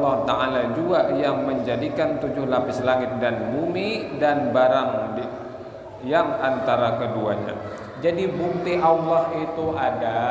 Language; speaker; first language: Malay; non-native, local second language; Banjar